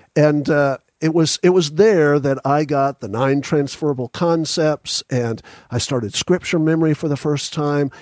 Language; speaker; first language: English; native; English